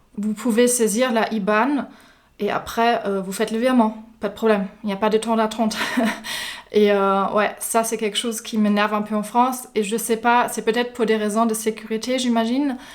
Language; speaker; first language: French; non-native, fluent; German